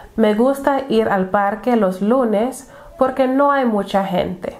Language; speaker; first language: Spanish; non-native, fluent; English